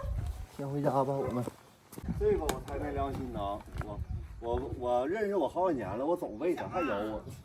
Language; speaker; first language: Chinese; native; Chinese